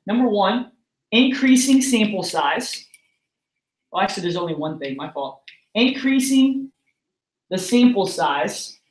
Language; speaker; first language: English; native; English